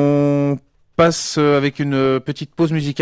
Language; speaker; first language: French; native; French